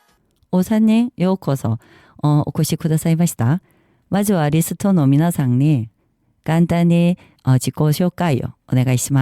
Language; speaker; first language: Japanese; non-native, learner; Korean